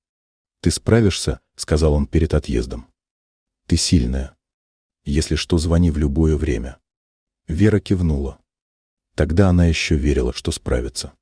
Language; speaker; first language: Russian; native; Russian